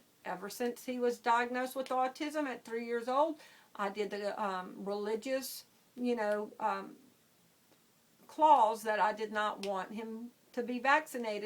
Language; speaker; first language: English; native; English